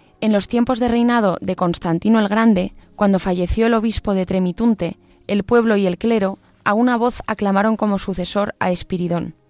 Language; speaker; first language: Spanish; native; Spanish